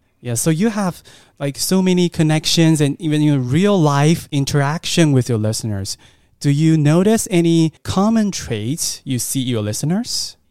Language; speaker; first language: English; non-native, fluent; Chinese